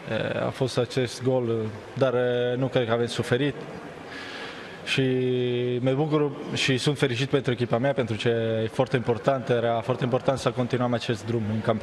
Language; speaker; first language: Romanian; non-native, learner; Italian